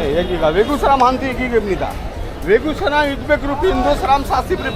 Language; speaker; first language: Korean; non-native, learner; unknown